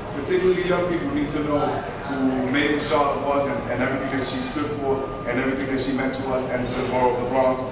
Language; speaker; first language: English; early bilingual, other home language; Spanish